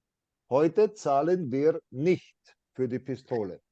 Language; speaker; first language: German; non-native, fluent; English